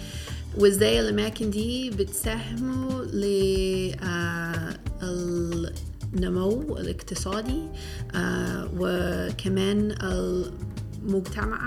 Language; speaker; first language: Arabic; non-native, fluent; English